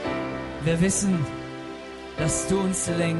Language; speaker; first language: German; non-native, fluent; Russian